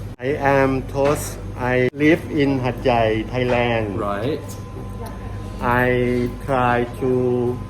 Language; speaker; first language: English; non-native, learner; Thai